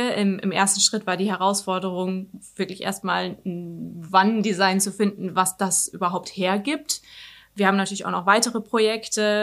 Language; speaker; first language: German; native; German